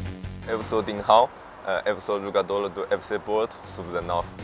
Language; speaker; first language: Portuguese; non-native, learner; Chinese